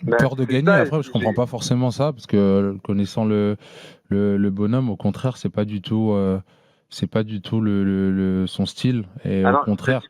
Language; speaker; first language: French; native; French